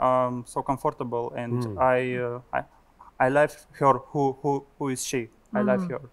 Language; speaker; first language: English; non-native, learner; Russian